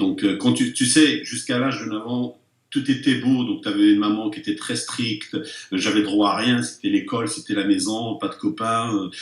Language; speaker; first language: French; early bilingual, other home language; Arabic